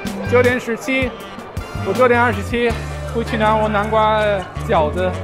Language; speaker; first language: Chinese; non-native, fluent; English